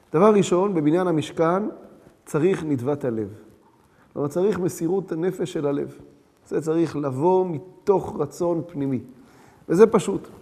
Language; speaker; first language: Hebrew; early bilingual, other home language; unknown